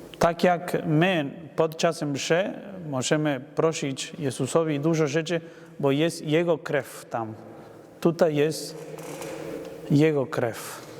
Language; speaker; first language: Polish; non-native, learner; Spanish